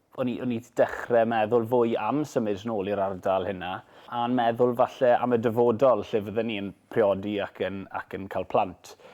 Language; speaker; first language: Welsh; native; Welsh